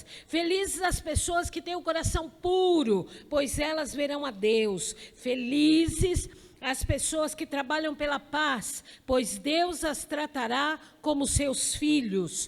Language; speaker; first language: Portuguese; native; Portuguese